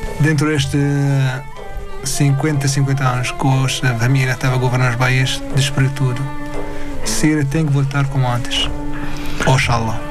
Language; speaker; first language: Portuguese; non-native, learner; Arabic